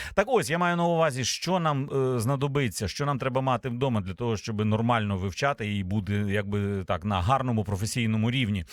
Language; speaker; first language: Ukrainian; native; Ukrainian